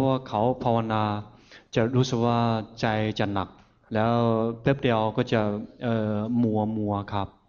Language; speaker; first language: Thai; non-native, fluent; Chinese